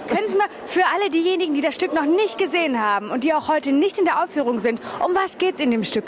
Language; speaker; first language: German; native; German